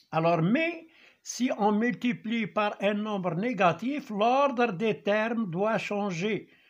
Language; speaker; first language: French; non-native, local second language; Arabic